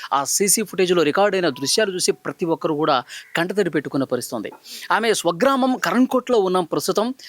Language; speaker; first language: Telugu; native; Telugu